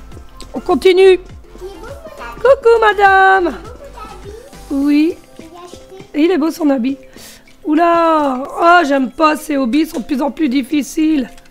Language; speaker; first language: French; native; French